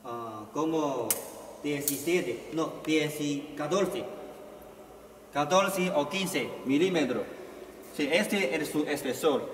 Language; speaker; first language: Spanish; non-native, learner; Chinese